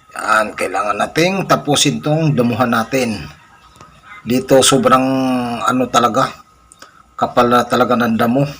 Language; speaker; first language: Filipino; non-native, local second language; Cebuano